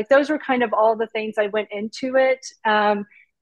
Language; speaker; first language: English; native; English